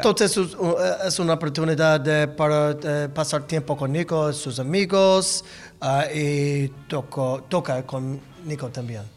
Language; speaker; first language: Spanish; non-native, learner; English